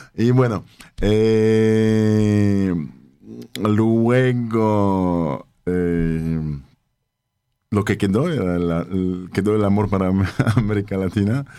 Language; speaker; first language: Spanish; non-native, fluent; Polish